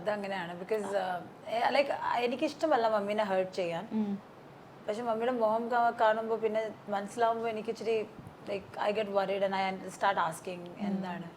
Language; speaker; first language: Malayalam; non-native, local second language; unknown